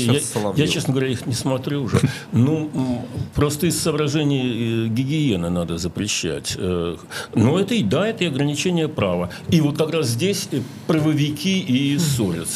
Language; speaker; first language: Russian; native; Russian